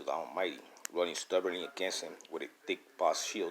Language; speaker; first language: English; native; English